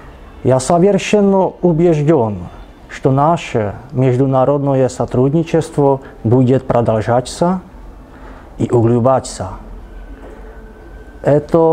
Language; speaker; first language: Russian; non-native, learner; Czech